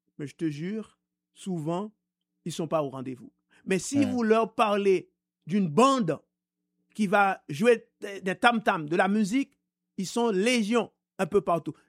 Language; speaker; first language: French; non-native, local second language; Haitian Creole